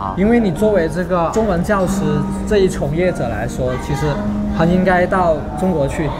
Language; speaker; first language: Chinese; native; Chinese